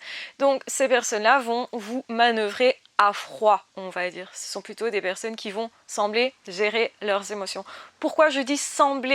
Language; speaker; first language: French; native; French